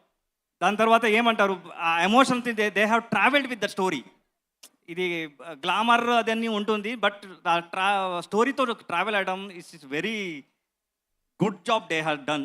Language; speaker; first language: Telugu; non-native, learner; Kannada